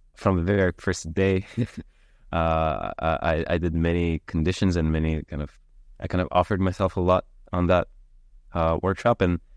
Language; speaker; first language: English; early bilingual, heritage; Lithuanian